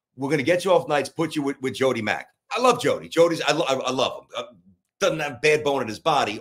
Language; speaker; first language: English; native; English